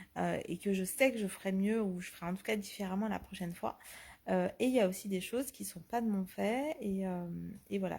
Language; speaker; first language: French; native; French